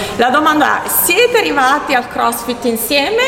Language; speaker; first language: Italian; native; Italian